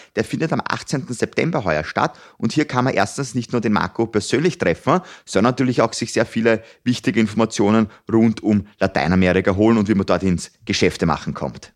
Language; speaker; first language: German; native; German